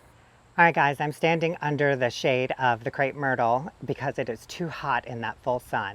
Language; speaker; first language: English; native; English